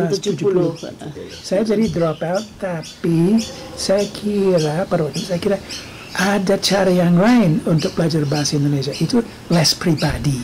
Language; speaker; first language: Indonesian; non-native, fluent; English